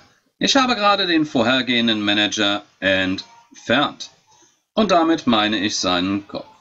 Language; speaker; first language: German; native; German